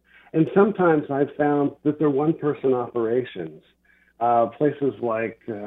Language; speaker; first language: English; native; English